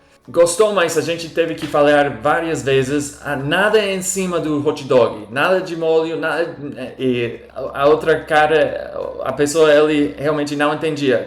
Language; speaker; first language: Portuguese; non-native, fluent; English